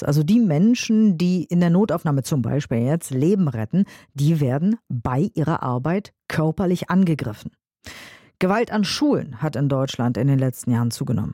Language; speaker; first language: German; native; German